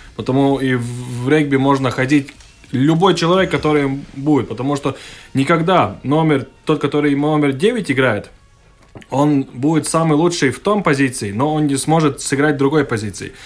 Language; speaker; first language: Russian; non-native, local second language; Latvian